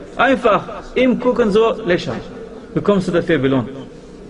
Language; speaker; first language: German; non-native, fluent; Arabic